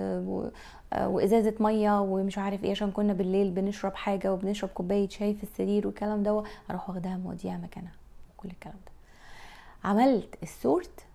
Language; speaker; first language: Arabic; native; Arabic